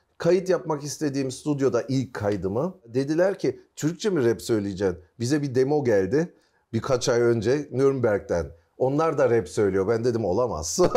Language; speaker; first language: Turkish; early bilingual, heritage; Turkish